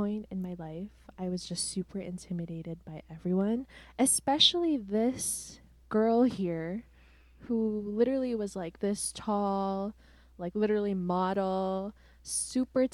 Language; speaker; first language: English; non-native, local second language; Cebuano